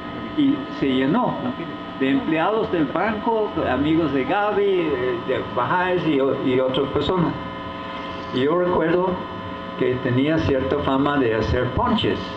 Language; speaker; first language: Spanish; non-native, fluent; English